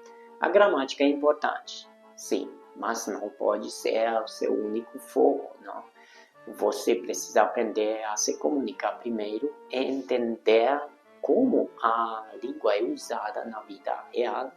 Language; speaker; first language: Portuguese; non-native, fluent; Hungarian